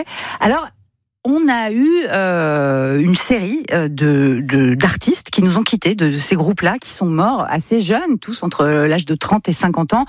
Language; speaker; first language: French; native; French